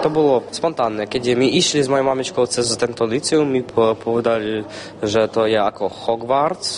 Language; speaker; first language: Slovak; non-native, learner; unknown